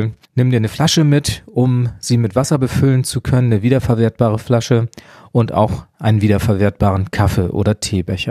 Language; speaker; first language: German; native; German